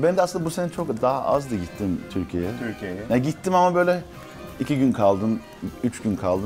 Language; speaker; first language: Turkish; early bilingual, heritage; Turkish